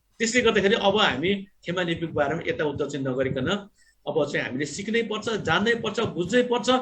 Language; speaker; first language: Nepali; non-native, local second language; Gurung